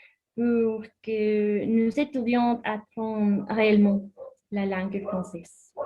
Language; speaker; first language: French; non-native, learner; Spanish